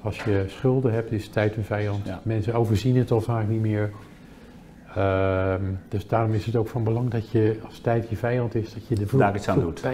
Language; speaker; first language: Dutch; native; Dutch